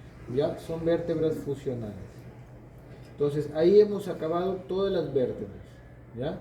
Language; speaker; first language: Spanish; native; Spanish